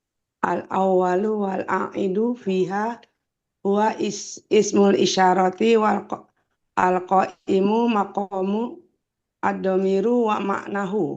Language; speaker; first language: Arabic; non-native, learner; Indonesian